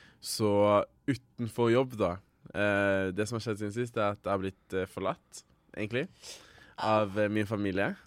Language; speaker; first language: Norwegian; early bilingual, other home language; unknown